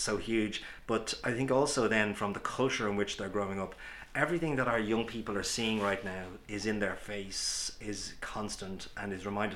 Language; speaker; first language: English; native; English